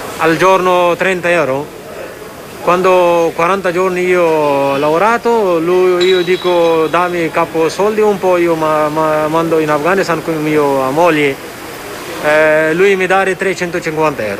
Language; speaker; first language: Italian; non-native, learner; Persian